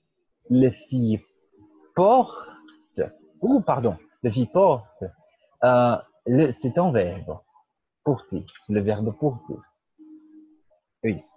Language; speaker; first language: French; non-native, fluent; Portuguese